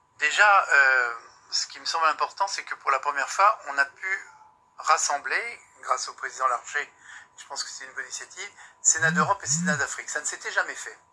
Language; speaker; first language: French; native; French